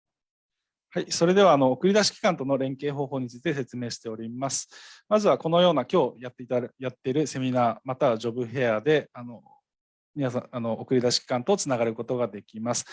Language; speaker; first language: Japanese; native; Japanese